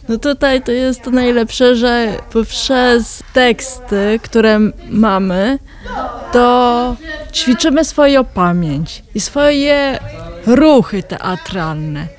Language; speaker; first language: Polish; native; Polish